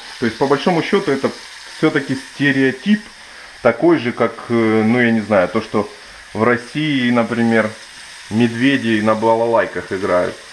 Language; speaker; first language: Russian; native; Russian